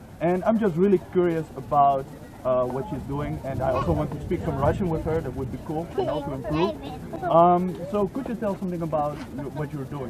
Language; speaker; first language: English; non-native, fluent; Dutch